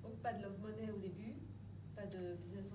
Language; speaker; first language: French; native; French